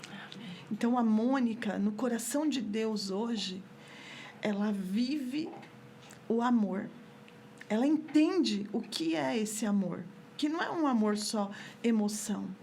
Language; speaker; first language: Portuguese; native; Portuguese